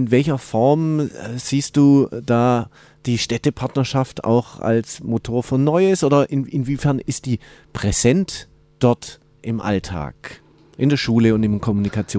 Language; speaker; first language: German; native; German